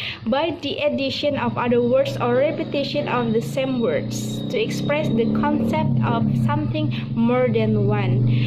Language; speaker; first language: English; non-native, learner; Indonesian